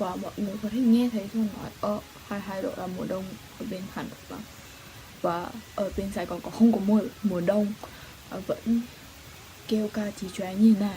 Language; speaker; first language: Vietnamese; early bilingual, heritage; Vietnamese